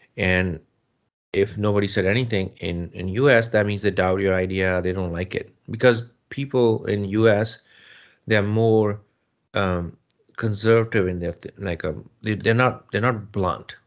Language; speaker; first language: English; non-native, local second language; Punjabi